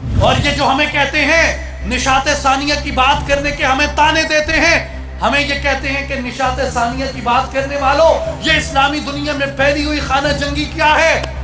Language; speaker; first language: Urdu; non-native, local second language; Punjabi